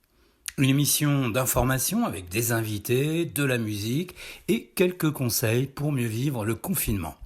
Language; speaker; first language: French; native; French